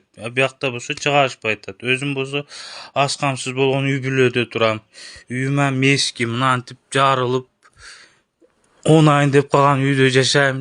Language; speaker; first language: Kyrgyz; native; Kyrgyz